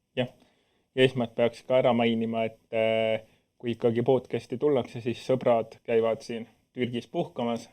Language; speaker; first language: Estonian; native; Estonian